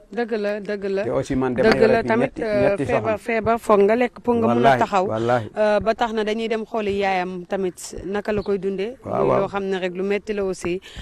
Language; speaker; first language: Wolof; native; Wolof